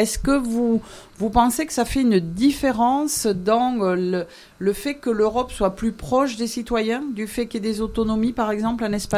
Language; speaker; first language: French; native; French